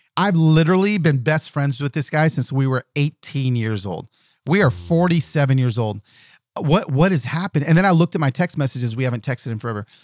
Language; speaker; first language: English; early bilingual, other home language; Yoruba